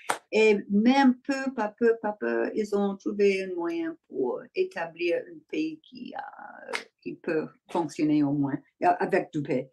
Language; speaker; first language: French; non-native, learner; English